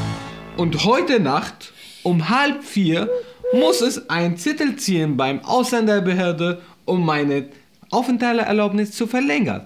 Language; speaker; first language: German; non-native, fluent; Arabic